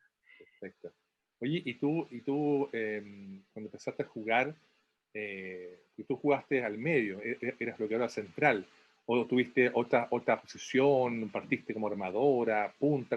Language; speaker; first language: Spanish; native; Spanish